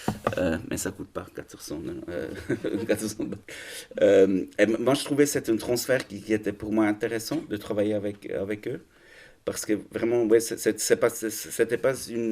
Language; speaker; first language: French; non-native, learner; German